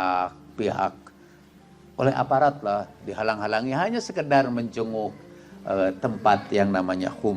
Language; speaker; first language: Indonesian; native; Indonesian